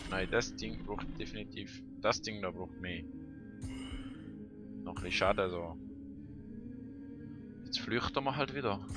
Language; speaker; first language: German; native; German